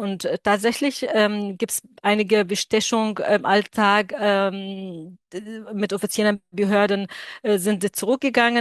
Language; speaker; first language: German; non-native, fluent; Arabic